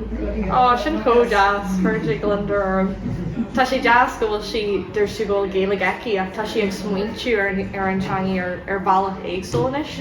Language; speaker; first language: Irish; non-native, local second language; English